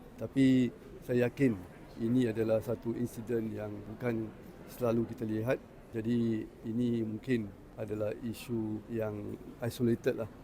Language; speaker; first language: Malay; native; Malay